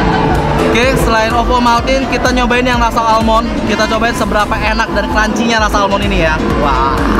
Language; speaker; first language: Indonesian; native; Indonesian